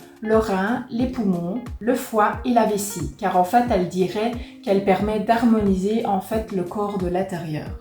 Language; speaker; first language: French; native; French